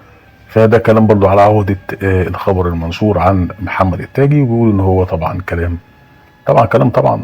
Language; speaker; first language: Arabic; native; Arabic